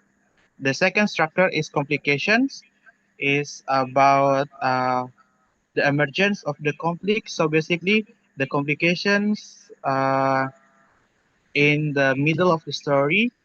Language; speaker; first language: English; non-native, learner; Indonesian